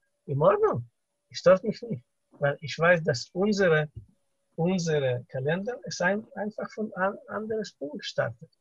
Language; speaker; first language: German; non-native, fluent; Russian